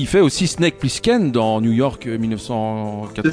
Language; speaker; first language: French; native; French